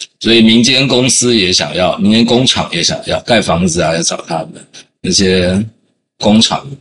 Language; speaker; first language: Chinese; native; Chinese